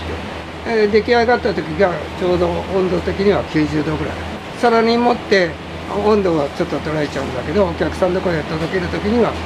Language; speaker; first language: Japanese; native; Japanese